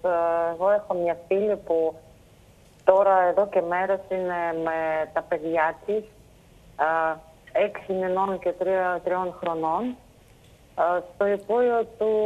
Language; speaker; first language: Greek; non-native, fluent; Russian